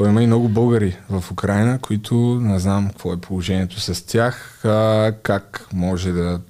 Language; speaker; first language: Bulgarian; native; Bulgarian